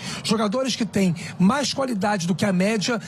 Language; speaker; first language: Portuguese; native; Portuguese